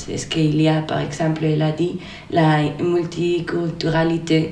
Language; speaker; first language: French; non-native, fluent; Spanish